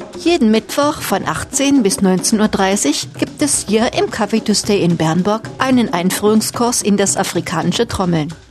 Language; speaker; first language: German; native; German